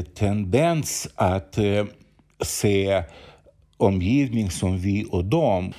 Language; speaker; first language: Swedish; non-native, fluent; Ukrainian